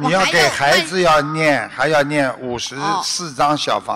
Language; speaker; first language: Chinese; native; Chinese